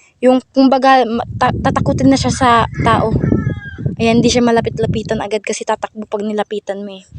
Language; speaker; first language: Filipino; non-native, local second language; Cebuano